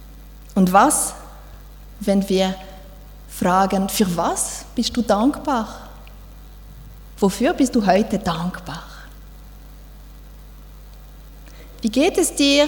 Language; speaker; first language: German; non-native, fluent; French